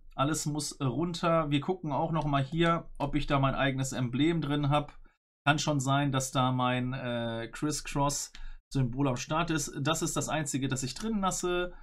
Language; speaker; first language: German; native; German